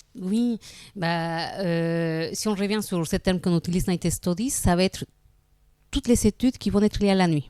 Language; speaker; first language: French; non-native, fluent; Spanish